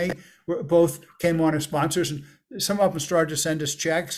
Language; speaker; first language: English; native; English